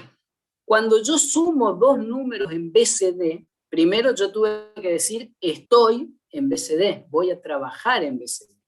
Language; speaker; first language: Spanish; native; Spanish